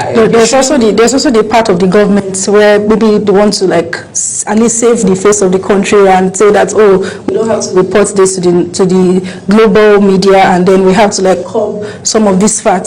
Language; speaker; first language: English; non-native, local second language; Yoruba